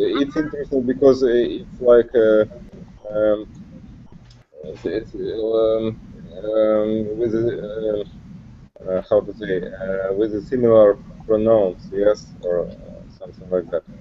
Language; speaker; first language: English; non-native, learner; Russian